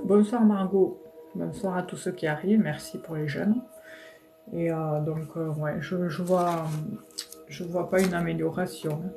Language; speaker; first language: French; native; French